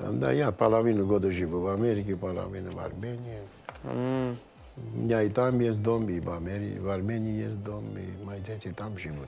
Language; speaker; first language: Russian; non-native, local second language; Armenian